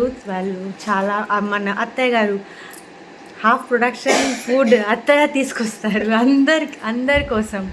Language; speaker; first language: Telugu; non-native, fluent; Bangla